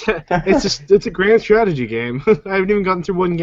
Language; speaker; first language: English; native; English